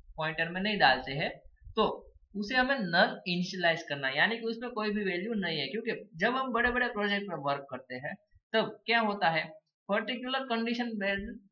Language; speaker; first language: Hindi; non-native, local second language; Gujarati